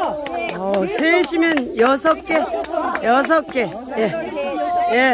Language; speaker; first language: Korean; native; Korean